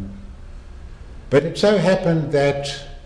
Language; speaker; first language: English; native; English